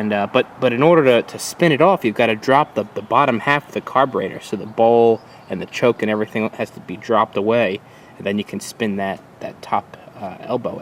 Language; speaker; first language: English; native; English